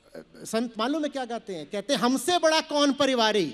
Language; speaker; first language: Hindi; native; Hindi